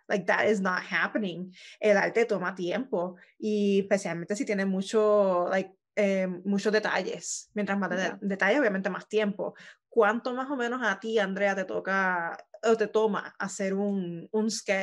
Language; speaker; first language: Spanish; native; Spanish